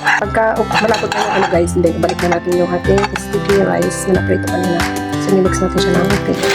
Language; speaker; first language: Filipino; non-native, local second language; Iloko